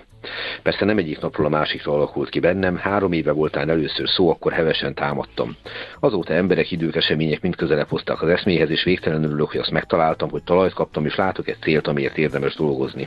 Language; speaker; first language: Hungarian; native; Hungarian